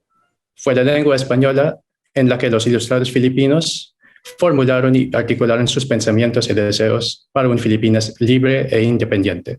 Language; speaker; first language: Spanish; non-native, fluent; Filipino